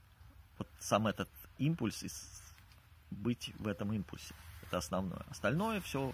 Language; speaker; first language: Russian; native; Russian